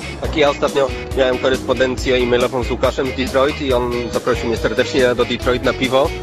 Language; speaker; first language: Polish; native; Polish